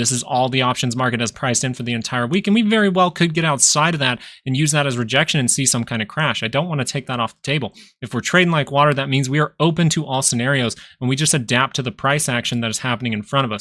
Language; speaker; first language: English; native; English